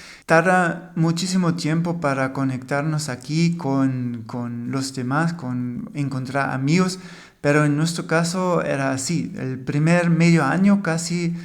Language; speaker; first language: Spanish; non-native, fluent; German